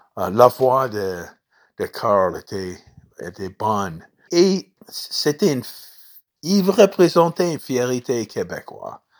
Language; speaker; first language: French; non-native, fluent; English